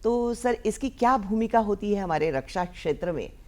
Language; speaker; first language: Hindi; non-native, local second language; Marathi